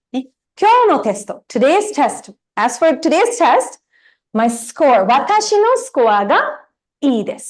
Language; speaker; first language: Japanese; non-native, fluent; Tamil